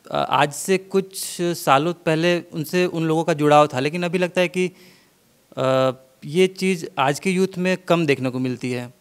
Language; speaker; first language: Hindi; native; Hindi